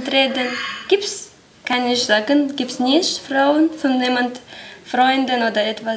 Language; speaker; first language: German; non-native, learner; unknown